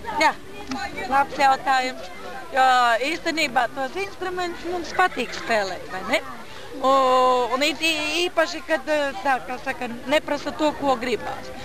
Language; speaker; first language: Latvian; native; Latvian